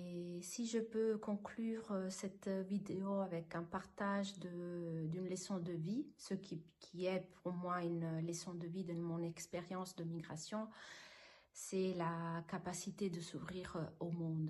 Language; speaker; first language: French; non-native, fluent; Italian